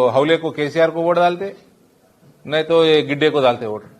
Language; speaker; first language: Hindi; non-native, local second language; Telugu